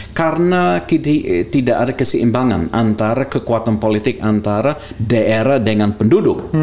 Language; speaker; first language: Indonesian; non-native, fluent; English